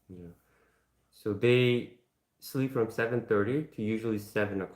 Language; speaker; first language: English; non-native, fluent; Korean